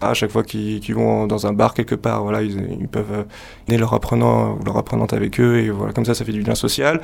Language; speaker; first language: French; native; French